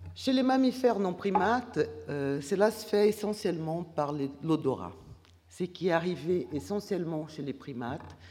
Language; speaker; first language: French; non-native, fluent; Portuguese